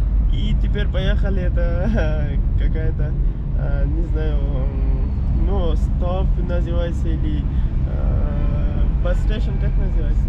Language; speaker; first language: Russian; non-native, learner; Pashto